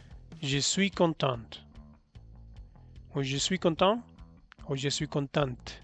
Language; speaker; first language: French; non-native, learner; Spanish